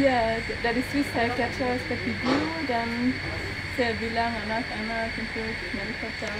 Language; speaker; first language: Indonesian; non-native, learner; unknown